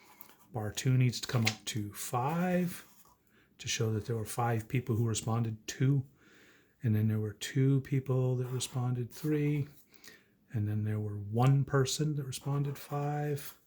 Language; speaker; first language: English; native; English